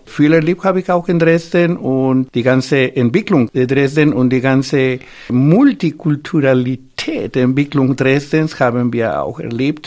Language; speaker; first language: German; non-native, fluent; Spanish